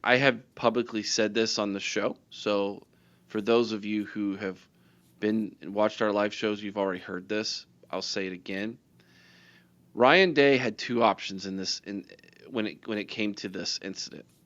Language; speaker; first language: English; native; English